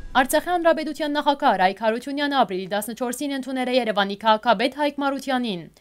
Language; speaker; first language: Armenian; early bilingual, heritage; Armenian